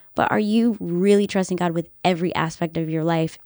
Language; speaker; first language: English; native; English